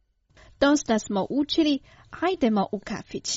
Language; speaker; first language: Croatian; non-native, fluent; Chinese